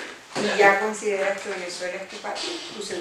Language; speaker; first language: Spanish; early bilingual, other home language; Greek